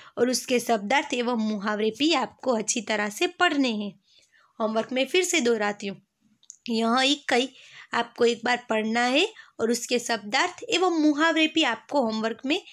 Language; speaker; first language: Hindi; non-native, local second language; Gujarati